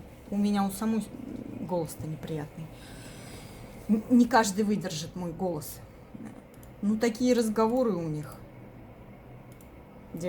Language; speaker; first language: Russian; native; Russian